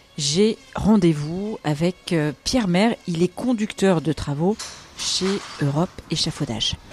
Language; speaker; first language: French; native; French